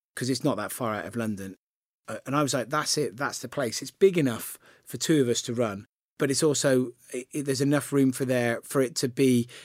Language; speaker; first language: English; native; English